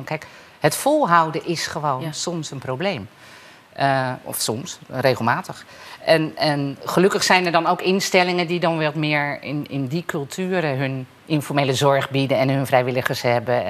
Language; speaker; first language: Dutch; native; Dutch